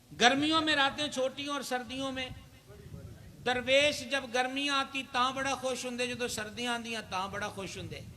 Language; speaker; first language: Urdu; non-native, local second language; Punjabi